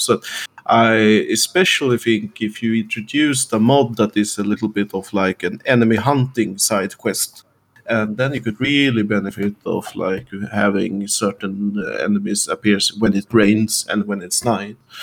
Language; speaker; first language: English; non-native, fluent; Swedish